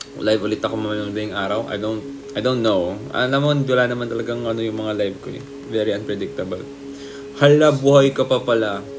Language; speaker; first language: Filipino; native; Filipino